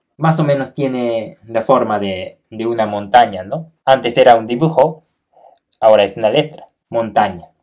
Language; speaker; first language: Spanish; non-native, fluent; Japanese